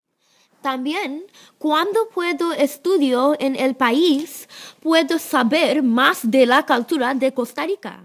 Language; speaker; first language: Spanish; non-native, learner; English